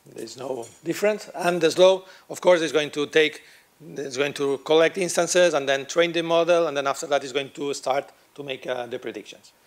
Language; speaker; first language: English; non-native, fluent; Catalan